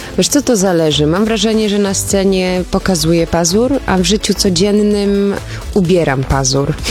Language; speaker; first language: Polish; early bilingual, heritage; Polish